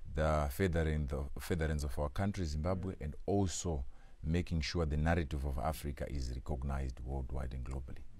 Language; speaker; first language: English; non-native, local second language; Shona